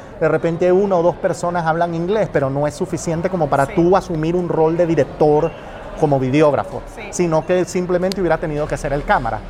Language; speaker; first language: Spanish; native; Spanish